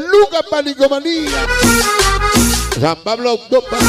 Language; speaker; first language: Spanish; native; Spanish